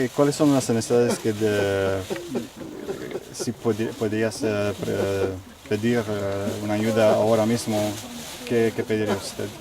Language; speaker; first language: Spanish; non-native, fluent; French